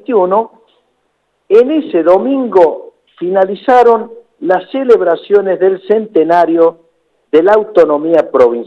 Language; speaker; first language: Spanish; native; Spanish